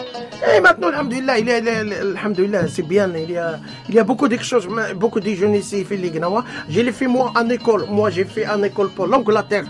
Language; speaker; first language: French; non-native, learner; Arabic